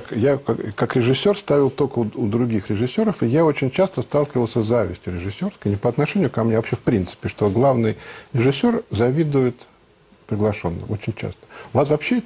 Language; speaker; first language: Russian; native; Russian